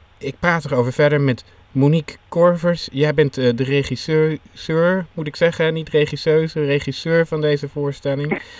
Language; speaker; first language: Dutch; native; Dutch